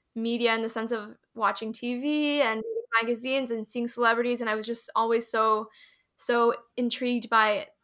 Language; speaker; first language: English; early bilingual, other home language; Hindi